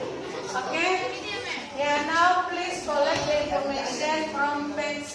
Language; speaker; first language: English; non-native, learner; Indonesian